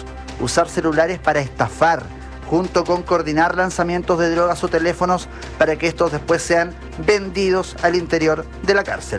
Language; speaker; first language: Spanish; native; Spanish